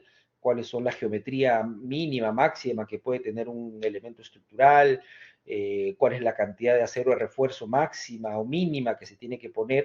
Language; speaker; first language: Spanish; native; Spanish